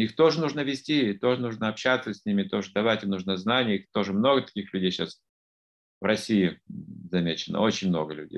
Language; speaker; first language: Russian; native; Russian